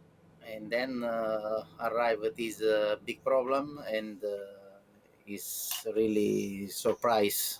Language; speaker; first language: English; non-native, learner; Italian